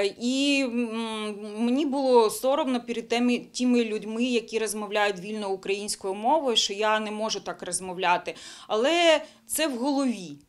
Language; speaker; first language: Ukrainian; non-native, local second language; Bulgarian